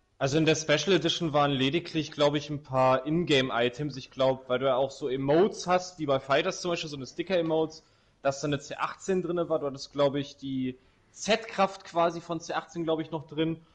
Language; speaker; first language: German; native; German